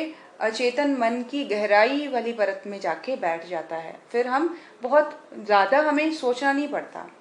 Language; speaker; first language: Hindi; native; Hindi